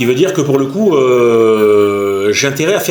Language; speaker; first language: French; native; French